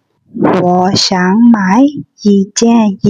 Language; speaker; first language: Chinese; non-native, fluent; Burmese